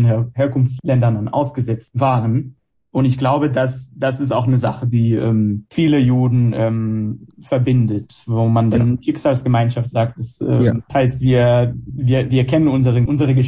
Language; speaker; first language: German; non-native, fluent; Hebrew